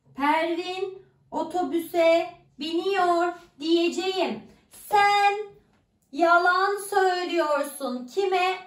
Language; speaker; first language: Turkish; native; Turkish